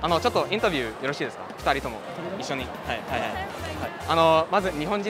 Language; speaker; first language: Japanese; non-native, fluent; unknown